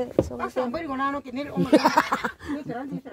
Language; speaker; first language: Korean; native; Korean